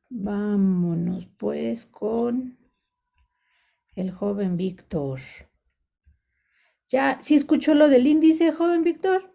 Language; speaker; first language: Spanish; native; Spanish